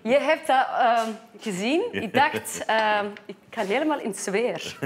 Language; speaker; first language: Dutch; non-native, fluent; Icelandic